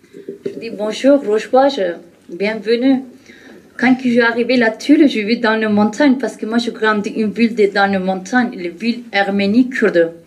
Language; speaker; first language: French; non-native, learner; Kurdish